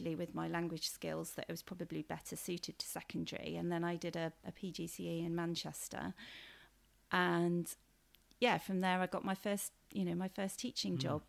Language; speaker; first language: English; native; English